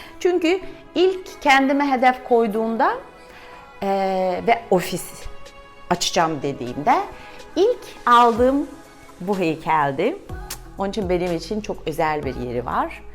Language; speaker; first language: Turkish; non-native, fluent; Russian